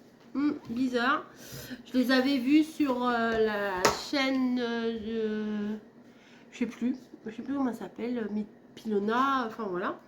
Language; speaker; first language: French; native; French